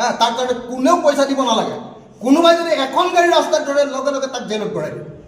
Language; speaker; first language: Assamese; native; Assamese